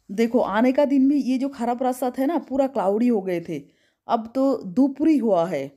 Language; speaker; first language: Hindi; non-native, local second language; Bangla